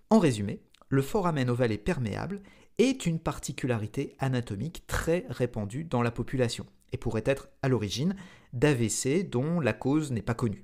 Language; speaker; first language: French; native; French